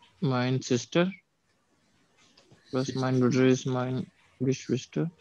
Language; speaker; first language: German; non-native, learner; Urdu